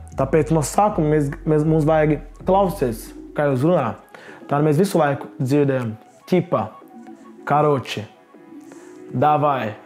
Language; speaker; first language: Latvian; non-native, learner; Portuguese